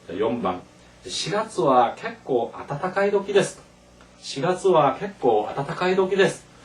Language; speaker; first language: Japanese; non-native, fluent; Korean